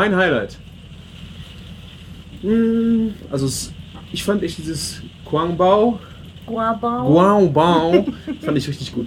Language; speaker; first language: German; native; German